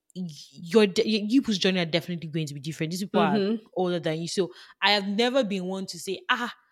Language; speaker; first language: English; non-native, local second language; Yoruba